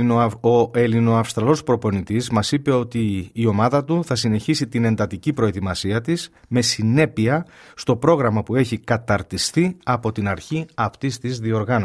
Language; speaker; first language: Greek; native; Greek